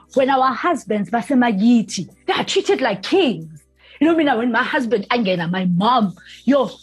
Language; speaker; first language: English; non-native, local second language; Zulu